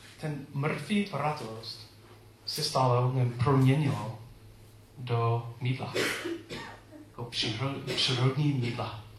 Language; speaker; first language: Czech; non-native, learner; English